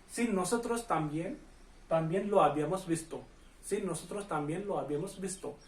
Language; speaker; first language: Spanish; non-native, fluent; Hindi